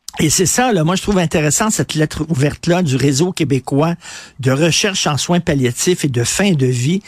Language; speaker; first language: French; native; French